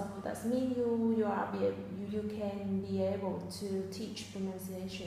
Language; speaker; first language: English; non-native, fluent; Vietnamese